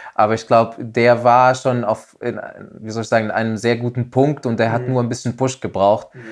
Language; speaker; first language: German; non-native, fluent; Arabic